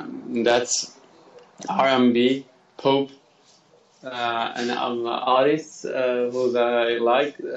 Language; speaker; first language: English; non-native, learner; Armenian